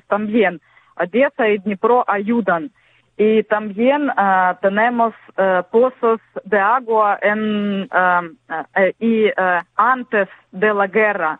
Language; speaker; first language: Spanish; non-native, learner; Ukrainian